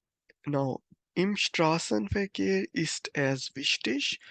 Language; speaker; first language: German; non-native, fluent; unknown